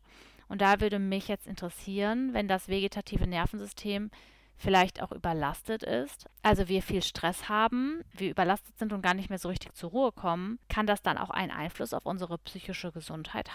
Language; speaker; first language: German; native; German